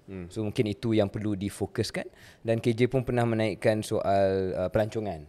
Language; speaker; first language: Malay; native; Malay